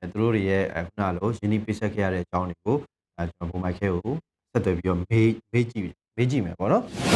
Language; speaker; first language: Burmese; native; Burmese